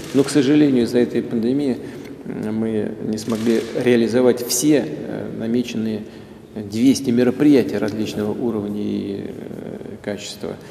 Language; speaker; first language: Russian; native; Russian